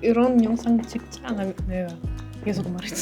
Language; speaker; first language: Korean; non-native, learner; Russian